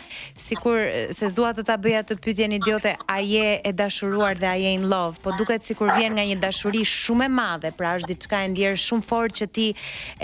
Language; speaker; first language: Albanian; native; Albanian